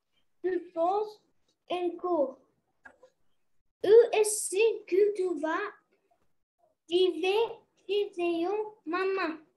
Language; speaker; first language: French; non-native, learner; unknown